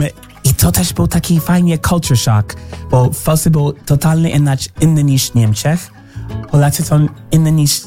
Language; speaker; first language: Polish; non-native, learner; English